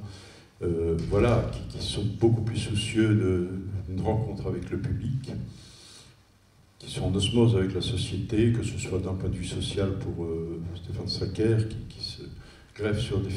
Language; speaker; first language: French; native; French